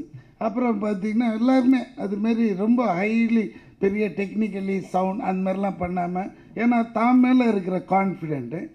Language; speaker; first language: Tamil; native; Tamil